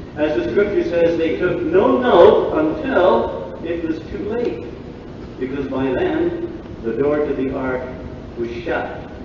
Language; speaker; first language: English; native; English